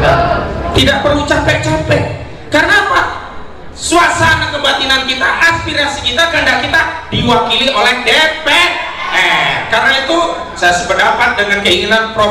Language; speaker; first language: Indonesian; native; Indonesian